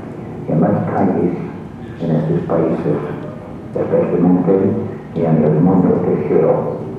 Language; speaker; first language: Spanish; non-native, fluent; English